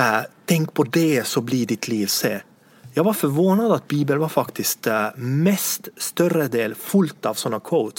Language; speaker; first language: Swedish; non-native, fluent; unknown